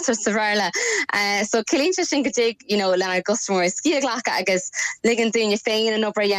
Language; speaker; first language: Irish; non-native, local second language; English